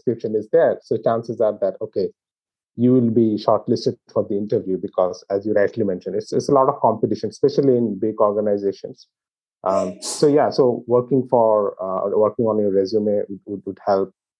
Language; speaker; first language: English; non-native, local second language; Bangla